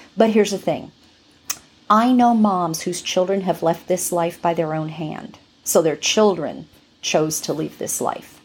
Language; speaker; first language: English; native; English